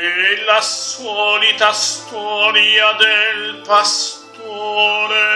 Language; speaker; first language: Italian; non-native, fluent; Spanish